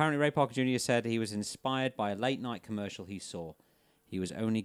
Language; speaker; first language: English; native; English